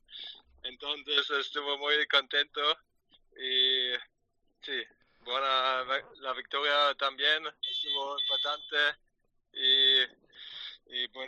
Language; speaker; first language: Spanish; non-native, learner; German